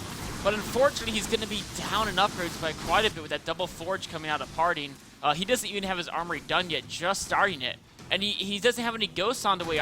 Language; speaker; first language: English; native; English